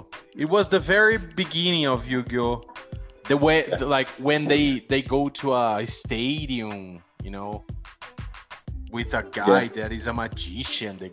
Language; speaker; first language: English; non-native, fluent; Portuguese